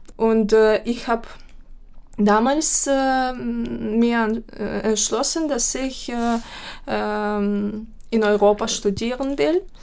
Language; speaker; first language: German; non-native, learner; Ukrainian